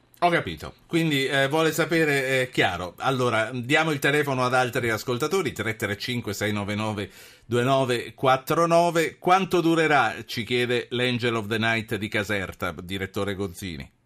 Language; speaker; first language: Italian; native; Italian